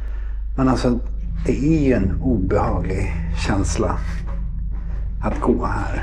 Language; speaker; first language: Swedish; native; Swedish